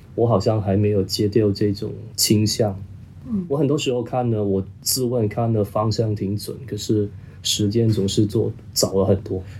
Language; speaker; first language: Chinese; non-native, local second language; Cantonese